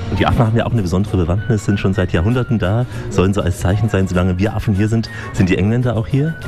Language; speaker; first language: German; native; German